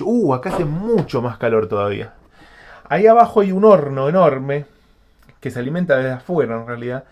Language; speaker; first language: Spanish; native; Spanish